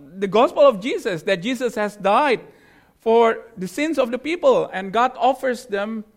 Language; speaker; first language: English; non-native, fluent; Indonesian